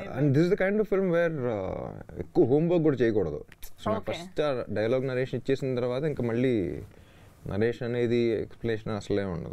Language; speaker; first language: Telugu; native; Telugu